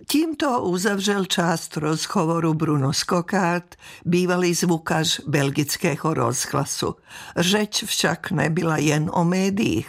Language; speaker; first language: Czech; native; Czech